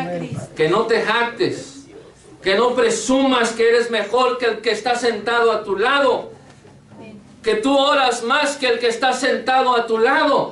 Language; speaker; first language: Spanish; native; Spanish